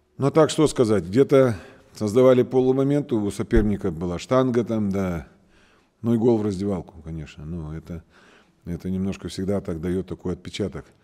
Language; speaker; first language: Russian; native; Russian